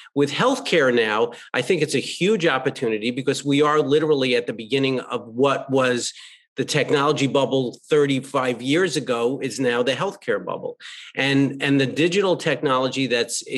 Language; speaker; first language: English; native; English